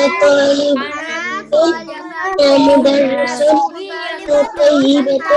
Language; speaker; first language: Arabic; non-native, learner; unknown